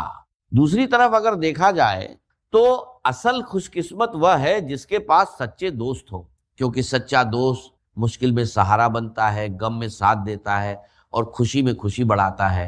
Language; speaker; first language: Urdu; native; Urdu